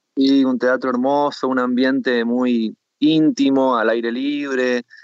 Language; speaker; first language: Spanish; native; Spanish